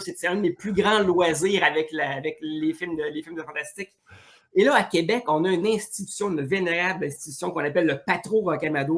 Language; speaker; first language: French; native; French